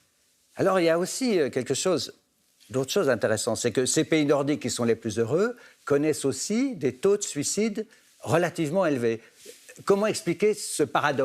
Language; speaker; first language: French; native; French